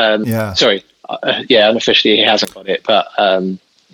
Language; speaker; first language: English; native; English